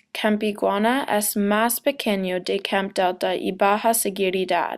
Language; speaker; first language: Spanish; non-native, learner; English